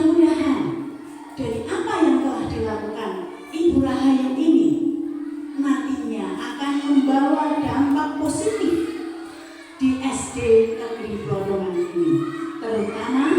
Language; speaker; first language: Indonesian; non-native, local second language; Javanese